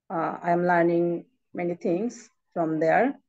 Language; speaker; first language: English; non-native, learner; Bangla